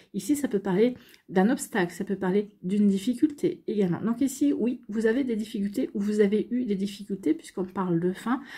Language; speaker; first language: French; native; French